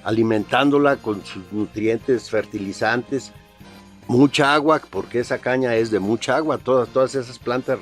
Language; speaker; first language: Spanish; native; Spanish